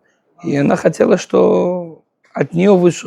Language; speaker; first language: Russian; non-native, fluent; Hebrew